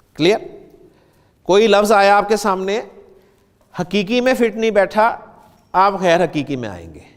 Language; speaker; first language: Urdu; native; Urdu